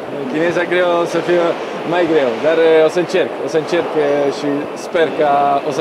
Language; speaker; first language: Romanian; non-native, fluent; Italian